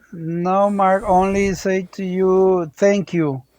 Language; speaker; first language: English; non-native, learner; Spanish